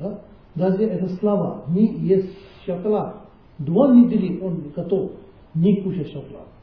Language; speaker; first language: Russian; non-native, learner; Tibetan